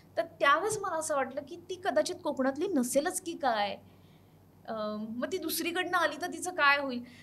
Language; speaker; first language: Marathi; native; Marathi